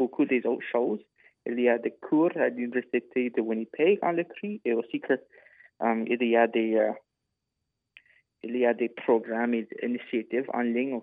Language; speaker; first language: French; non-native, local second language; English